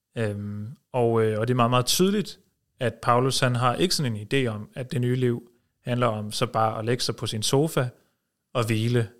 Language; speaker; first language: Danish; early bilingual, heritage; Danish